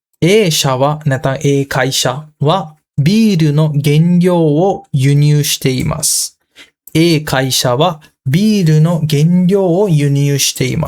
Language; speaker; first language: Japanese; non-native, fluent; Sinhala